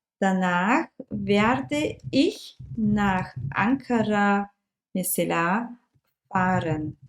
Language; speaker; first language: German; non-native, fluent; Turkish